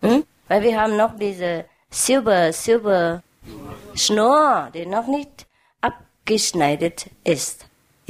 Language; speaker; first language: German; non-native, learner; Vietnamese